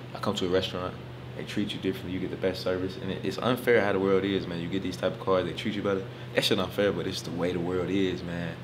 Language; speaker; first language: English; native; English